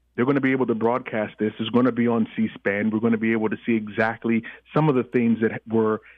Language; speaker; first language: English; early bilingual, other home language; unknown